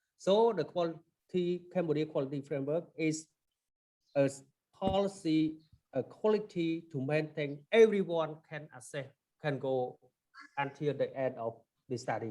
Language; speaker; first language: English; non-native, learner; Khmer